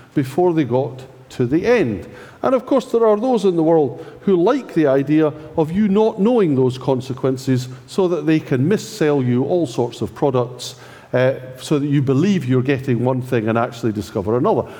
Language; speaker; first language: English; native; English